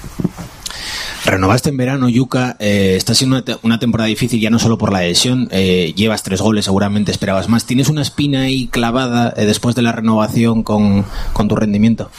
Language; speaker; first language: Spanish; native; Spanish